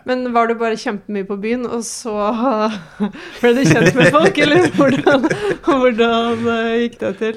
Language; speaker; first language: Norwegian; native; Norwegian